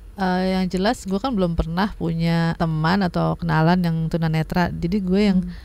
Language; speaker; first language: Indonesian; native; Indonesian